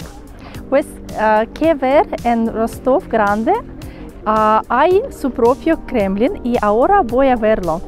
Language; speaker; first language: Spanish; non-native, fluent; Russian